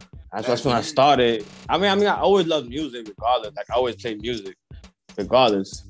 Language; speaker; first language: English; early bilingual, other home language; Spanish